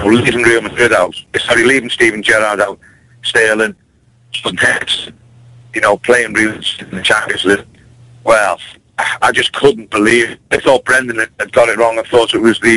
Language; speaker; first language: English; native; English